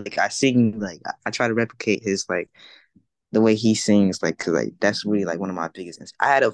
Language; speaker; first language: English; native; English